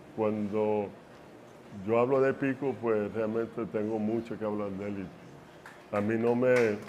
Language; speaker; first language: Spanish; early bilingual, heritage; Spanish